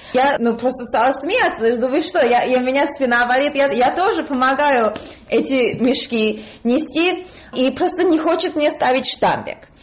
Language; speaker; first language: Russian; early bilingual, heritage; Russian